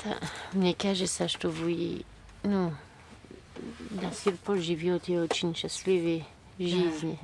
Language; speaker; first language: Russian; non-native, fluent; French